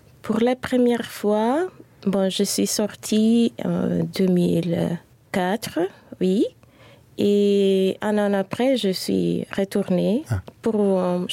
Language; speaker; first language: French; non-native, fluent; Spanish